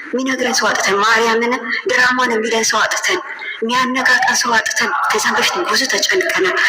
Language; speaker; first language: Amharic; non-native, local second language; Tigrinya